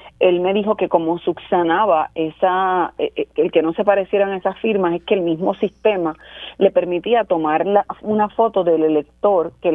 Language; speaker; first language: Spanish; native; Spanish